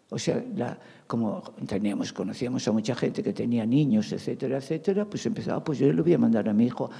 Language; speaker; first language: Spanish; native; Spanish